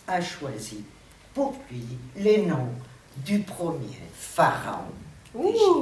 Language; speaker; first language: French; non-native, learner; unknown